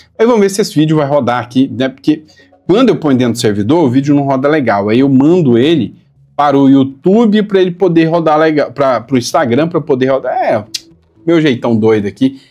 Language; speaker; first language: Portuguese; native; Portuguese